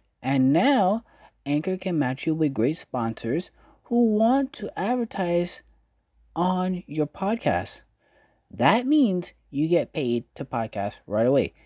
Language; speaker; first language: English; native; English